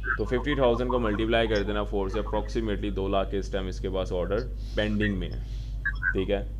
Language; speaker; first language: Urdu; non-native, local second language; Punjabi